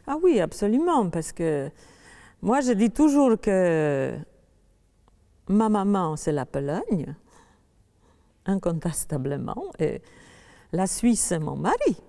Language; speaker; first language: French; non-native, fluent; Polish